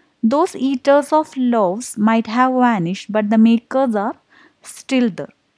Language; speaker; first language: English; non-native, local second language; Malayalam